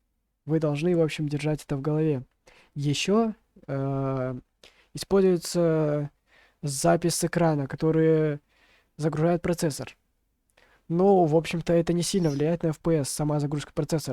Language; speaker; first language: Russian; native; Russian